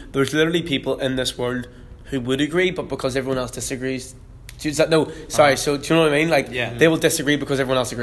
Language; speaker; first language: English; native; English